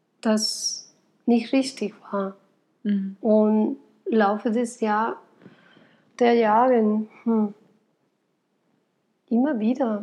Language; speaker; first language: German; non-native, fluent; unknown